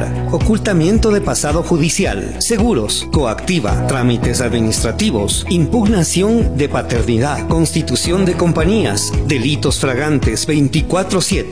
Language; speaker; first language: Spanish; native; Spanish